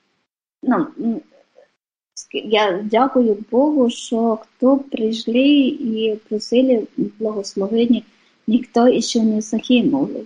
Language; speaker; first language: Ukrainian; non-native, fluent; Polish